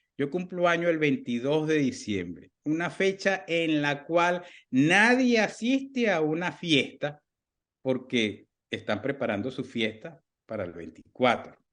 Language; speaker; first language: Spanish; native; Spanish